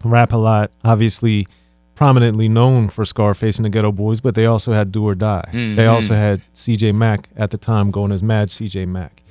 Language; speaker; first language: English; native; English